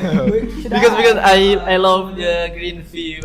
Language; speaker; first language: English; non-native, learner; Indonesian